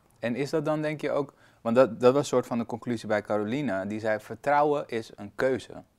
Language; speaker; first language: Dutch; early bilingual, other home language; Persian